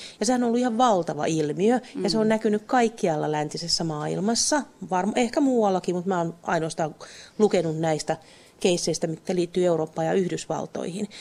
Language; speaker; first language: Finnish; native; Finnish